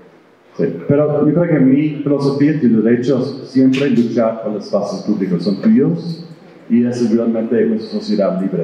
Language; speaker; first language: Spanish; non-native, fluent; English